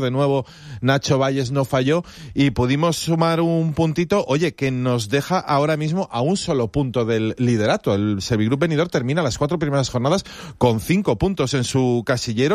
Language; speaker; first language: Spanish; native; Spanish